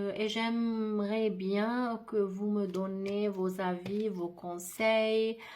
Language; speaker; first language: French; non-native, local second language; Arabic